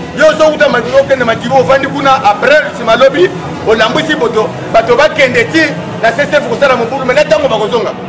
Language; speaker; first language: Lingala; non-native, local second language; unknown